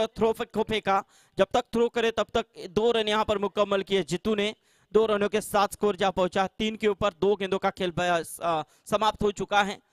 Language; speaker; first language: Hindi; non-native, local second language; Marathi